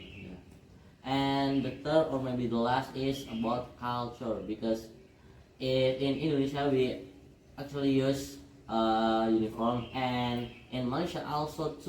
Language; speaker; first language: English; non-native, learner; Indonesian